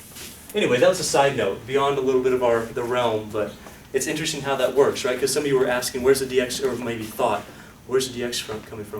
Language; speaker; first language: English; native; English